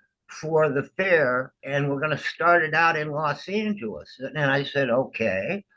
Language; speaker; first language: English; native; English